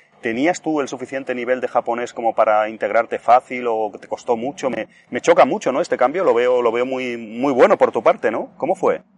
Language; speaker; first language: Spanish; native; Spanish